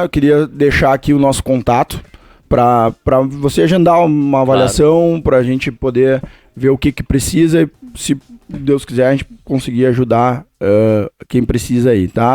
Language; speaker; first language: Portuguese; native; Portuguese